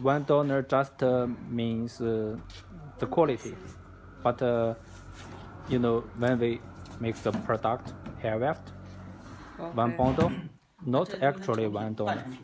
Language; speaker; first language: English; non-native, learner; Chinese